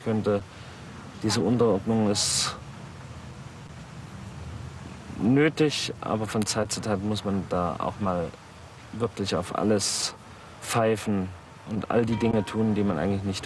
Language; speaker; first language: German; native; German